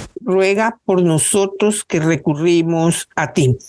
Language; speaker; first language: Spanish; native; Spanish